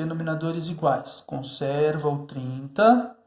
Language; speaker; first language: Portuguese; native; Portuguese